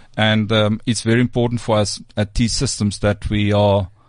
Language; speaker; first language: English; non-native, local second language; Afrikaans